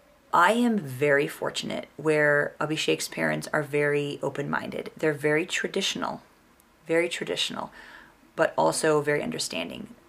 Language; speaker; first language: English; native; English